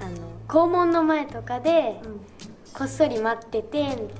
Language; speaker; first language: Japanese; native; Japanese